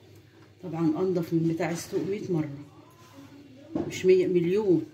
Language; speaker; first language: Arabic; native; Arabic